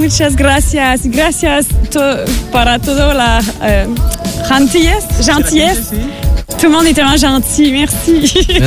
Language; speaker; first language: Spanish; non-native, learner; French